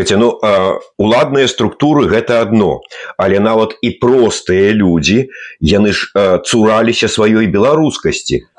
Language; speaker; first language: Belarusian; native; Belarusian